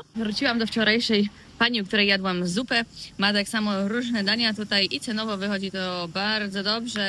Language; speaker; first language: Polish; native; Polish